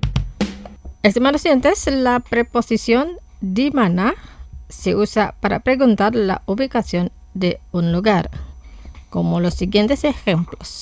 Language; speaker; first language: Spanish; non-native, fluent; Indonesian